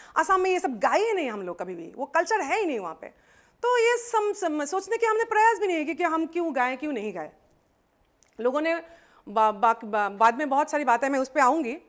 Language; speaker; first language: Hindi; non-native, local second language; Assamese